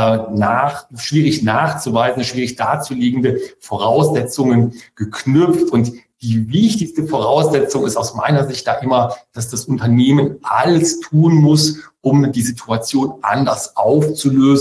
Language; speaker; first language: German; native; German